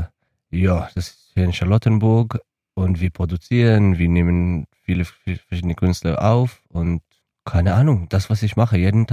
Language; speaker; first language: German; non-native, learner; Hebrew